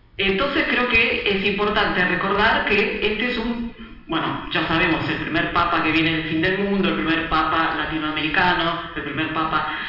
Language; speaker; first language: Spanish; early bilingual, other home language; Italian